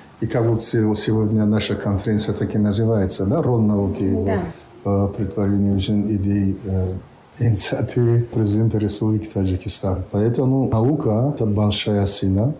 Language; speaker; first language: Russian; non-native, local second language; Tajik